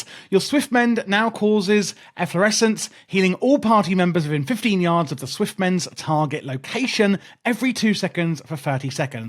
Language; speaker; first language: English; native; English